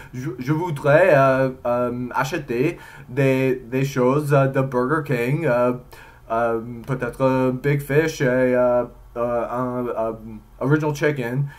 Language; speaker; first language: French; non-native, learner; English